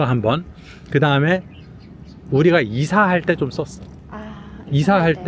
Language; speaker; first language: Korean; native; Korean